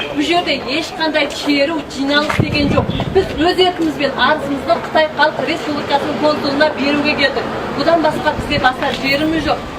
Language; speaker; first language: Kazakh; early bilingual, heritage; Kazakh